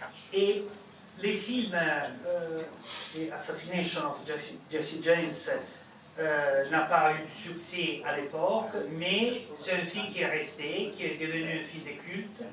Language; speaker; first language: French; non-native, fluent; Italian